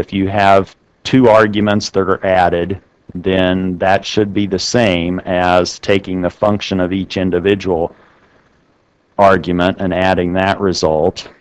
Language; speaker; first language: English; native; English